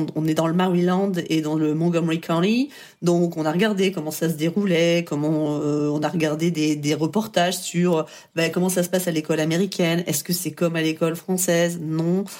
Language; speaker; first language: French; native; French